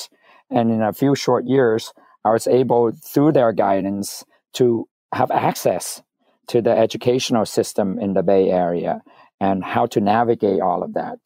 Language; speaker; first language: English; non-native, fluent; Vietnamese